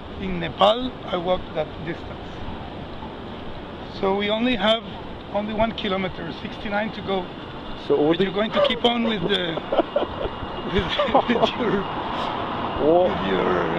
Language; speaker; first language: English; non-native, learner; Dutch